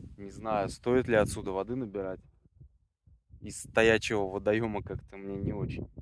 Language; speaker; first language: Russian; native; Russian